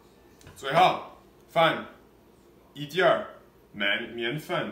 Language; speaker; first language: Chinese; non-native, learner; English